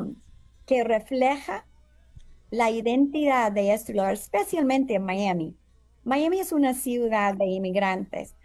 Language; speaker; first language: Spanish; non-native, fluent; English